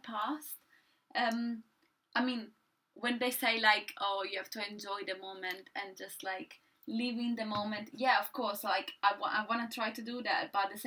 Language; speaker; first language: English; non-native, fluent; Italian